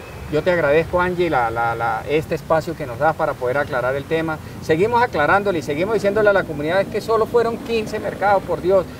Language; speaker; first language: Spanish; native; Spanish